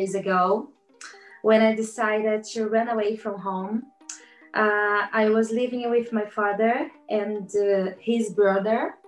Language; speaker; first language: English; non-native, learner; Portuguese